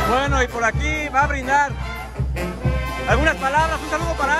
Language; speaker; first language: Spanish; native; Spanish